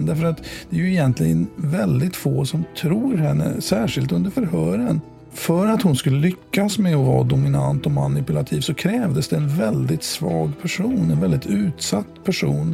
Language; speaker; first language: Swedish; native; Swedish